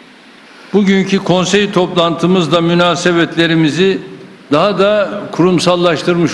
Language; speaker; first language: Turkish; native; Turkish